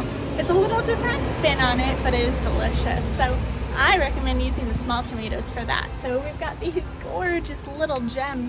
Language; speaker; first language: English; native; English